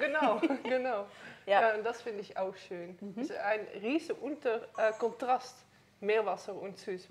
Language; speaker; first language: German; non-native, learner; Dutch